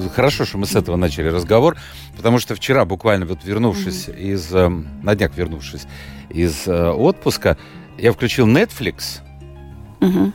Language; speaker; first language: Russian; native; Russian